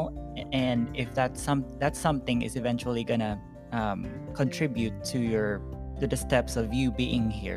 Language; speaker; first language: English; non-native, local second language; Filipino